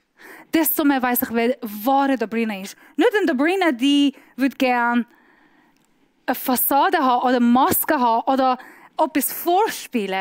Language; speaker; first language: German; non-native, fluent; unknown